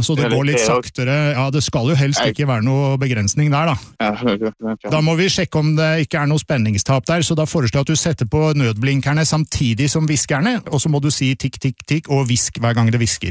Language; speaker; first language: Norwegian; native; Norwegian